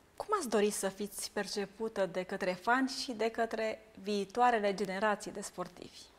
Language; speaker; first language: Romanian; native; Romanian